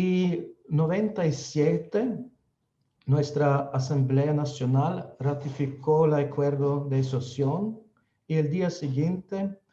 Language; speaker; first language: Spanish; non-native, fluent; Slovenian